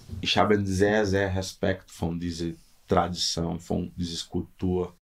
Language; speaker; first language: German; non-native, learner; Portuguese